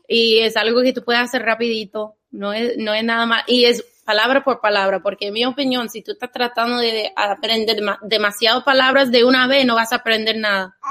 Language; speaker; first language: Spanish; non-native, fluent; English